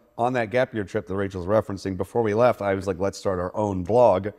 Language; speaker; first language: English; native; English